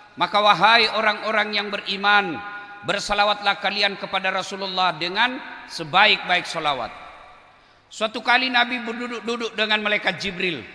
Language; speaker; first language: Indonesian; non-native, local second language; Buginese